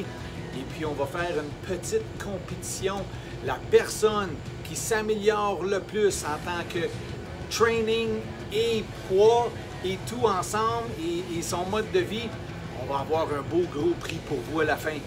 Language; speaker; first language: French; native; French